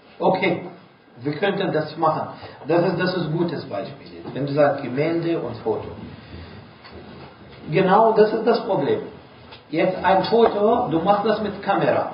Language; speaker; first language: German; non-native, fluent; Arabic